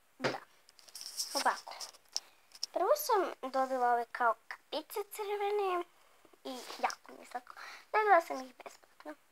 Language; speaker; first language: Bosnian; early bilingual, heritage; Bosnian